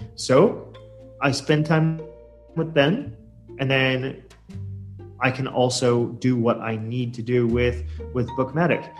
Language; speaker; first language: English; native; English